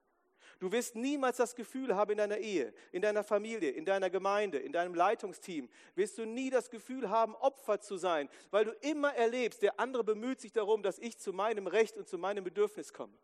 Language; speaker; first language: German; native; German